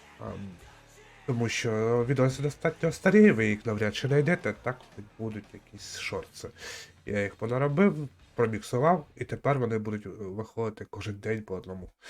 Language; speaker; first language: Ukrainian; non-native, local second language; Russian